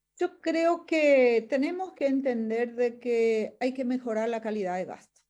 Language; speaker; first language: Spanish; non-native, local second language; Guarani